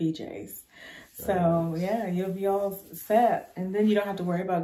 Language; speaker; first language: English; native; English